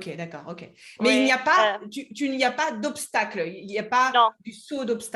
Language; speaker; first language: French; native; French